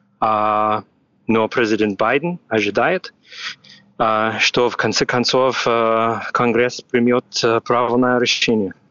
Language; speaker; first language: Russian; non-native, fluent; English